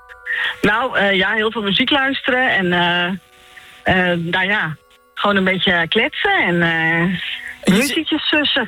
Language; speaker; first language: Dutch; native; Dutch